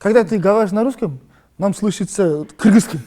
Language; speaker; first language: Russian; non-native, local second language; Kyrgyz